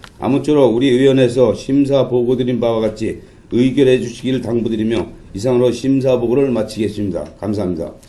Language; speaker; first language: Korean; native; Korean